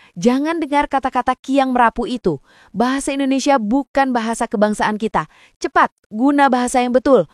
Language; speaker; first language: Indonesian; native; Indonesian